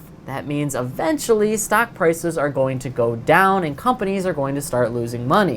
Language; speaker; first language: English; native; English